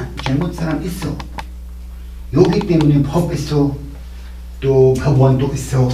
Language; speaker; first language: Korean; non-native, learner; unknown